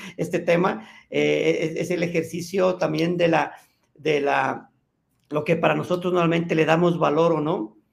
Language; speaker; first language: Spanish; native; Spanish